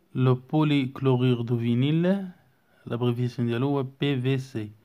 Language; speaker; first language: French; non-native, local second language; Arabic